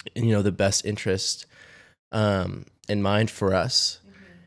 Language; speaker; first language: English; native; English